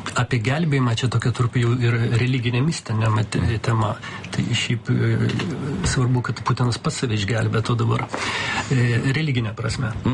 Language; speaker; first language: Lithuanian; non-native, local second language; Russian